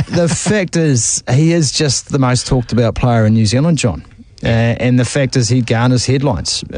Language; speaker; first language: English; native; English